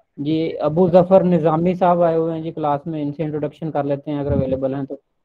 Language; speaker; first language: Urdu; non-native, local second language; Punjabi